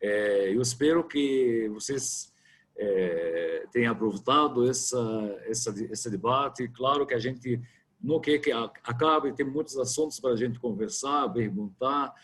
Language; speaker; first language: Portuguese; non-native, fluent; Arabic